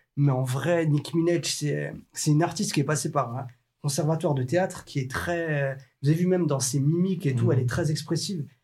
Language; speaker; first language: French; native; French